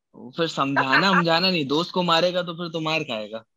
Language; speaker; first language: Hindi; native; Hindi